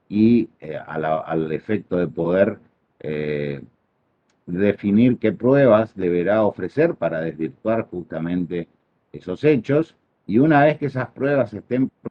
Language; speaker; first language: Spanish; native; Spanish